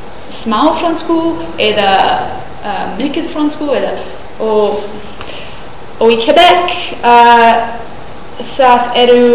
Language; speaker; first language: Icelandic; non-native, learner; English